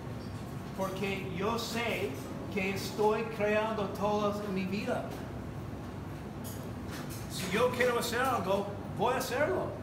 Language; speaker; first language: Spanish; non-native, learner; English